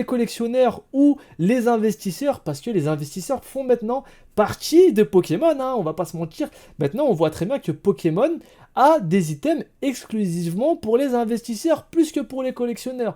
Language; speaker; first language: French; native; French